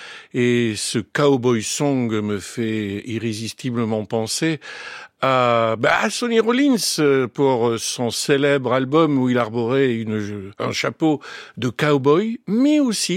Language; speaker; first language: French; native; French